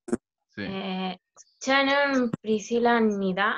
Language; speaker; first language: Korean; non-native, learner; Spanish